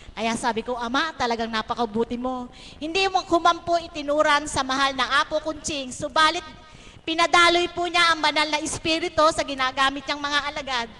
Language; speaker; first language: Filipino; native; Filipino